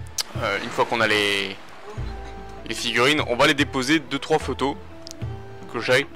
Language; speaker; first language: French; native; French